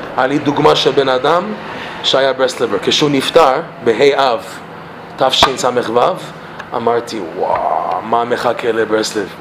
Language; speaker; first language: Hebrew; non-native, fluent; English